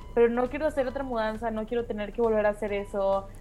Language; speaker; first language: Spanish; native; Spanish